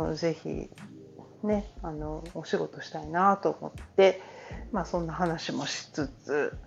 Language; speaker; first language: Japanese; native; Japanese